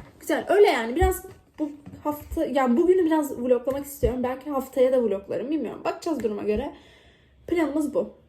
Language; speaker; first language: Turkish; native; Turkish